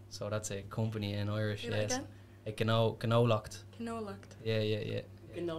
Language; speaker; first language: English; native; English